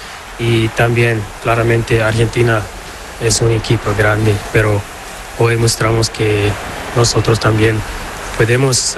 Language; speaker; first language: Spanish; non-native, learner; Portuguese